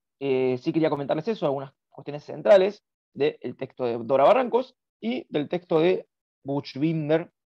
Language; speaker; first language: Spanish; native; Spanish